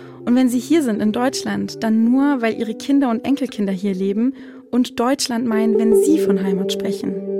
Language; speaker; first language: German; native; German